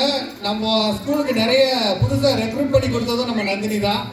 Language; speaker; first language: Tamil; native; Tamil